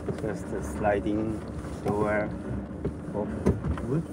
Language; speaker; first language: English; non-native, learner; Korean